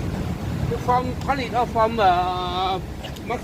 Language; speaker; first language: English; non-native, learner; Thai